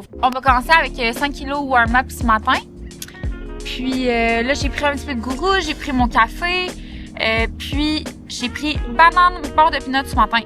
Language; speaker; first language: French; native; French